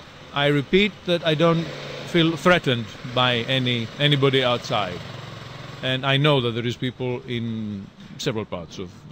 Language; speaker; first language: English; non-native, fluent; Greek